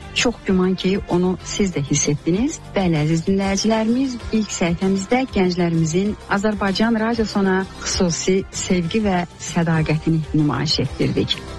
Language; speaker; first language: Azerbaijani; native; Azerbaijani